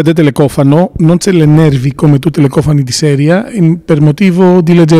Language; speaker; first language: Italian; non-native, learner; Greek